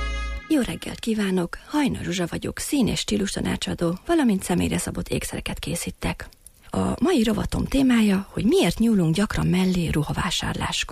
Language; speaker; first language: Hungarian; native; Hungarian